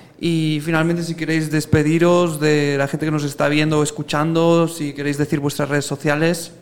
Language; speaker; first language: Spanish; native; Spanish